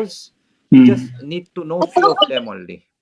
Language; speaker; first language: English; non-native, local second language; French